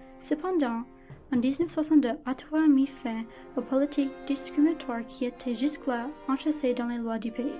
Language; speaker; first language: French; non-native, local second language; English